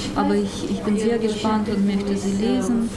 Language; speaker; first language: German; non-native, fluent; Russian